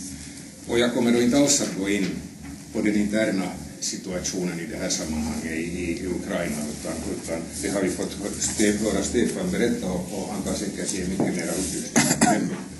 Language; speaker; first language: Swedish; native; Swedish